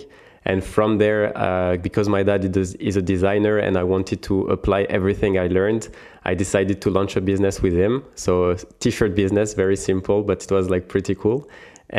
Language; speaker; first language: English; non-native, fluent; French